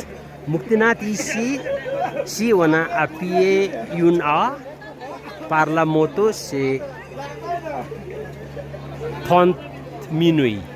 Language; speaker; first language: French; non-native, learner; Nepali